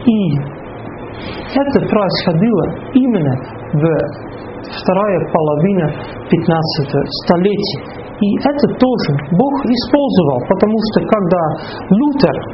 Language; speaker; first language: Russian; non-native, fluent; Dutch